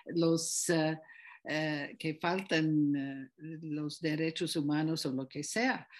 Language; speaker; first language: Spanish; non-native, fluent; English